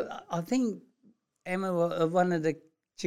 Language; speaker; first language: English; native; English